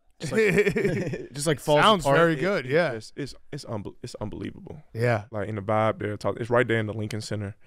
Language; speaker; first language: English; native; English